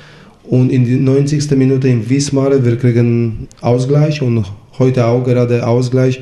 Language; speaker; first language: German; non-native, fluent; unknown